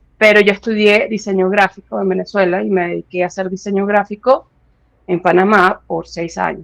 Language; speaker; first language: Spanish; native; Spanish